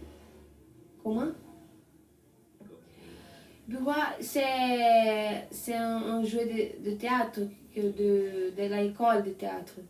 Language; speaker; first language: French; non-native, learner; Portuguese